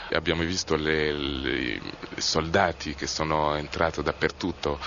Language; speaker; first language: Italian; non-native, fluent; Kinyarwanda